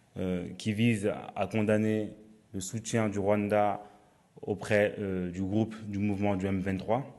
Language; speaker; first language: French; native; French